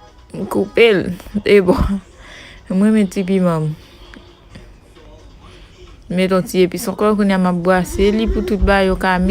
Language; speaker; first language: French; non-native, local second language; Haitian Creole